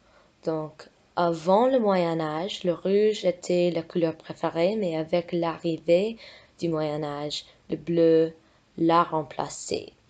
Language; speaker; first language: French; non-native, fluent; English